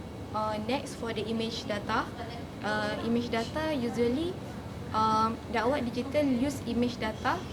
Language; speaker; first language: English; non-native, learner; Malay